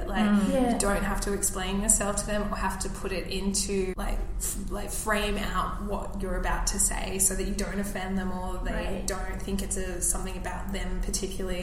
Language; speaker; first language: English; native; English